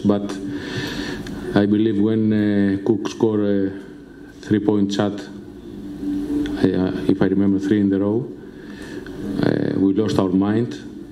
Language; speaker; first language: English; non-native, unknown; Greek